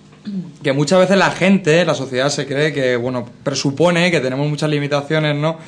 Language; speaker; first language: Spanish; native; Spanish